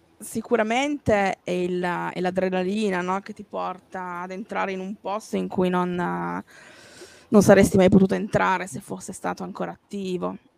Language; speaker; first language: Italian; native; Italian